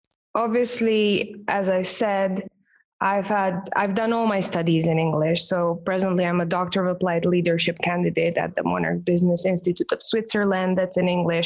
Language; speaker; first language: English; non-native, fluent; Romanian